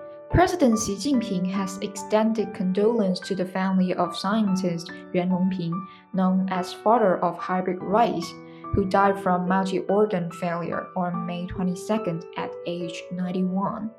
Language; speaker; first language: English; non-native, fluent; Chinese